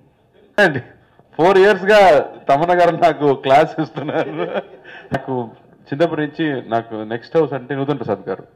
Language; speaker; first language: Telugu; non-native, learner; Tamil